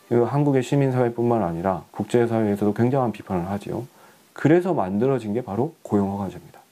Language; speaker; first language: Korean; native; Korean